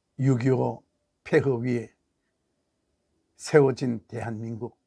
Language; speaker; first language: Korean; native; Korean